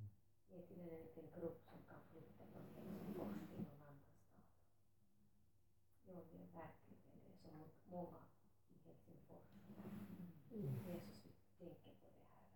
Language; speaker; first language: Swedish; non-native, local second language; Finnish